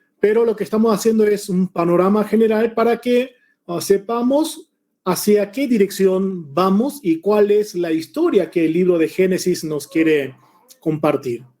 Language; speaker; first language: Spanish; early bilingual, other home language; Korean